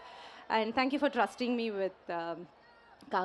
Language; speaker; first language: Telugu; non-native, local second language; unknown